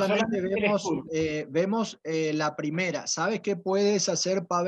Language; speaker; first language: Spanish; native; Spanish